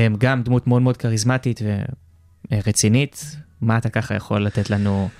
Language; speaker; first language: Hebrew; native; Hebrew